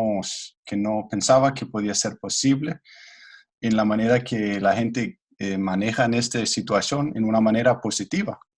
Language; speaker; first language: Spanish; non-native, fluent; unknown